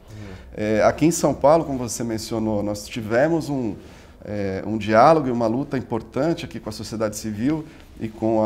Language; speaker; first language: Portuguese; native; Portuguese